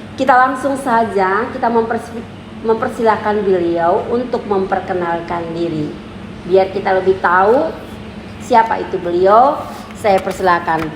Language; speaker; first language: Indonesian; native; Indonesian